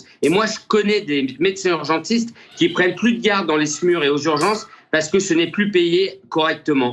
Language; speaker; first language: French; native; French